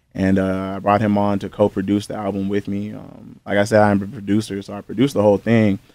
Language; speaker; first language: English; native; English